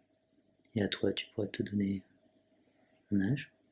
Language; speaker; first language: French; native; French